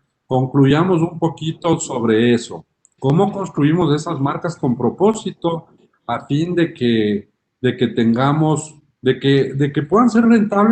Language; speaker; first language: Spanish; native; Spanish